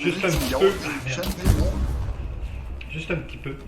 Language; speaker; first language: French; native; French